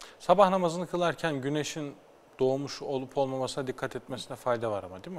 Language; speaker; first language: Turkish; native; Turkish